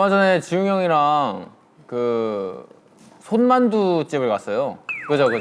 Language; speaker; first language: Korean; native; Korean